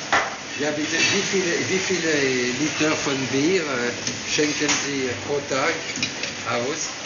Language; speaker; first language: German; non-native, learner; French